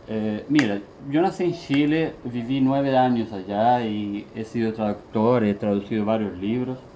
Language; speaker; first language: Spanish; early bilingual, heritage; Spanish